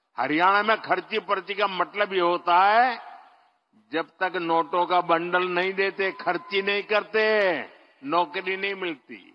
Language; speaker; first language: Hindi; non-native, local second language; Gujarati